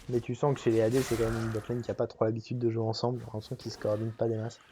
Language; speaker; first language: French; native; French